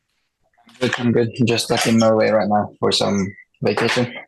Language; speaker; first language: English; non-native, fluent; Norwegian